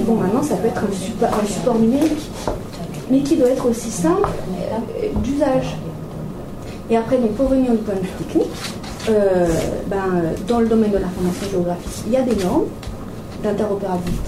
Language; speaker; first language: French; native; French